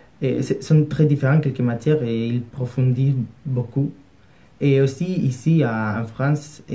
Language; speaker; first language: French; non-native, learner; Spanish